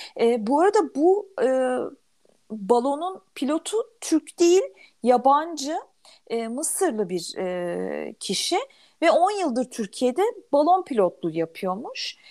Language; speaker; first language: Turkish; native; Turkish